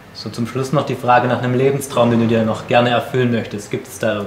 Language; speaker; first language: German; native; German